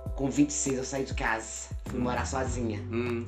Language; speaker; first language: Portuguese; native; Portuguese